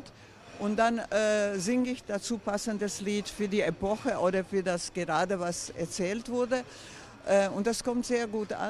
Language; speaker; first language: German; non-native, fluent; Croatian